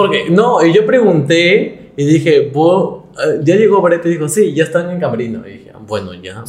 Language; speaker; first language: Spanish; native; Spanish